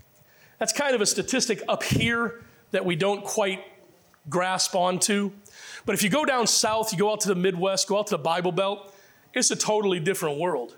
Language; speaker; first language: English; native; English